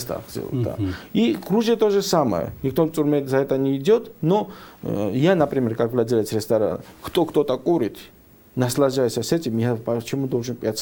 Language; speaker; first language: Russian; non-native, fluent; Georgian